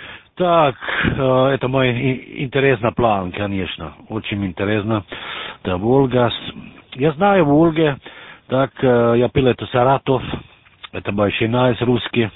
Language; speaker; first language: Russian; non-native, learner; German